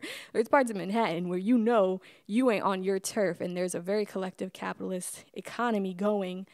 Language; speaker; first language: English; native; English